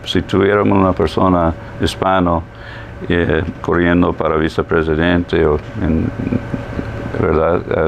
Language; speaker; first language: Spanish; non-native, fluent; English